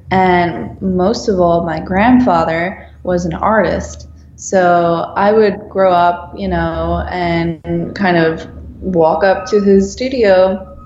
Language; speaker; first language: English; non-native, fluent; Dutch